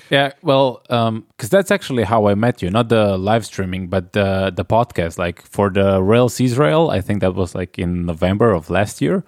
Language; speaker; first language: English; non-native, fluent; Slovenian